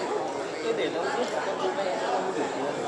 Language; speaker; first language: Vietnamese; native; Vietnamese